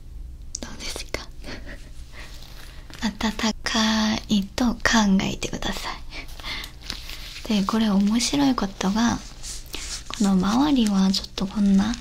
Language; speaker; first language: Japanese; non-native, learner; Korean